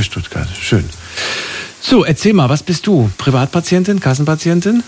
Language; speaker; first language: German; native; German